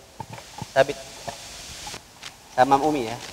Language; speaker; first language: Indonesian; native; Indonesian